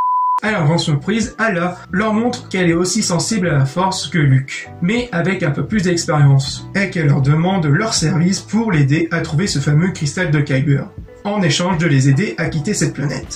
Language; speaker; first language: French; native; French